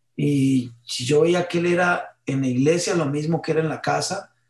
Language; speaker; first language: Spanish; early bilingual, heritage; Spanish